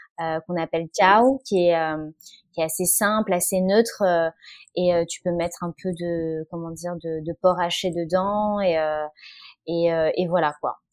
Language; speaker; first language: French; early bilingual, other home language; Vietnamese